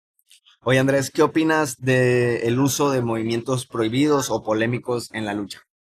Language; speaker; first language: Spanish; native; Spanish